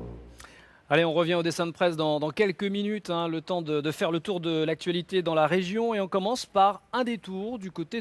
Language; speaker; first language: French; native; French